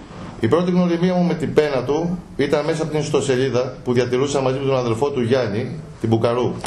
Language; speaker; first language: Greek; native; Greek